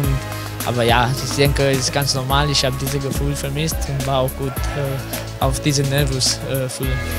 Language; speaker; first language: German; non-native, learner; Spanish